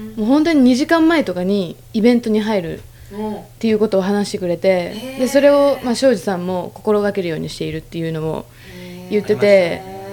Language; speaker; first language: Japanese; early bilingual, other home language; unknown